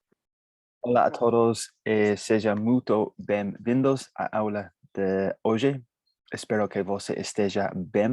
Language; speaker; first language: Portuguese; non-native, fluent; Spanish